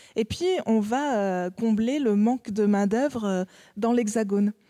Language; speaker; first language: French; native; French